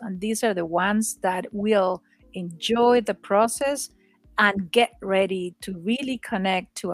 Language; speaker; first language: English; non-native, fluent; Spanish